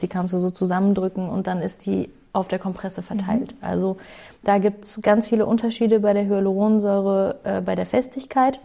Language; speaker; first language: German; native; German